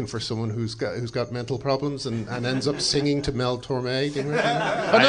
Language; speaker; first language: English; native; English